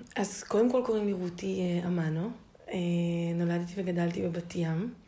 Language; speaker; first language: Hebrew; native; Hebrew